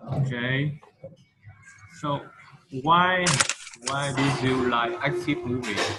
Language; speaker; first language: English; non-native, fluent; Vietnamese